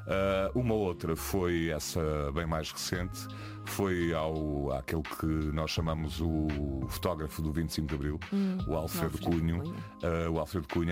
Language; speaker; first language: Portuguese; native; Portuguese